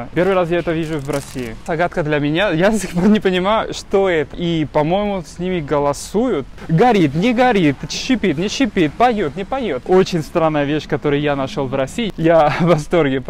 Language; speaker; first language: Russian; non-native, fluent; Spanish